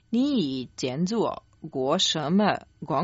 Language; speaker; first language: Chinese; non-native, learner; Croatian